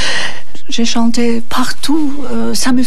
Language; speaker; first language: French; non-native, fluent; Turkish